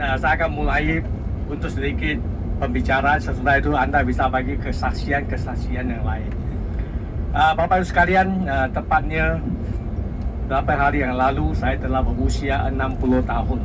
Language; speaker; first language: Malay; non-native, local second language; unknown